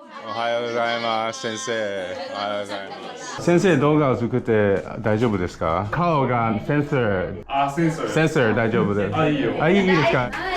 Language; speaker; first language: Japanese; non-native, learner; Chinese